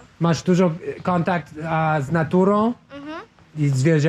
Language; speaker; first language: Polish; non-native, learner; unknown